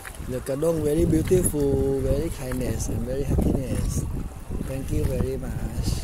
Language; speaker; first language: English; non-native, learner; Thai